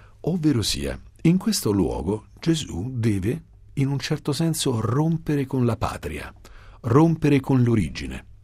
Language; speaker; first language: Italian; native; Italian